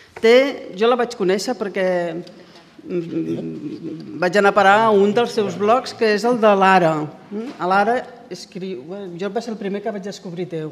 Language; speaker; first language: Catalan; native; Catalan